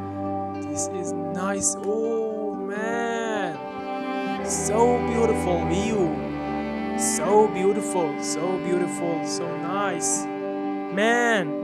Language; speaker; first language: English; non-native, learner; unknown